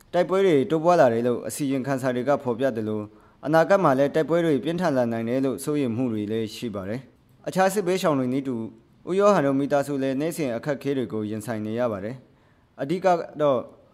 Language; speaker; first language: Burmese; non-native, local second language; Hakha Chin